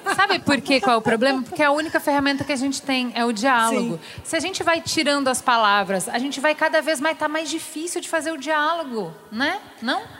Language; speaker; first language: Portuguese; native; Portuguese